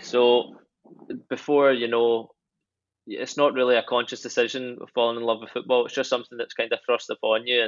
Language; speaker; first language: English; native; English